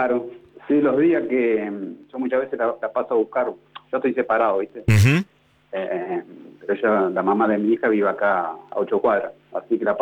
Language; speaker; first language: Spanish; native; Spanish